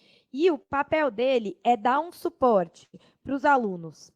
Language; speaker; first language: Portuguese; native; Portuguese